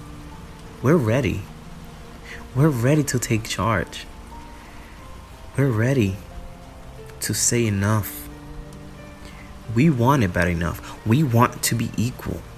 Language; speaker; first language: English; native; English